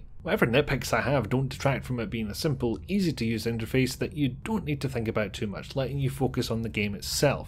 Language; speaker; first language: English; native; English